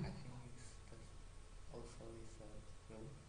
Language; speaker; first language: English; non-native, learner; Chinese